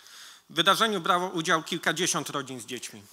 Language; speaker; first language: Polish; native; Polish